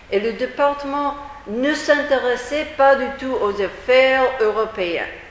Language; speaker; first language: French; non-native, fluent; English